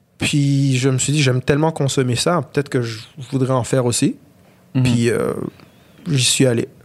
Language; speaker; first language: French; non-native, local second language; Kinyarwanda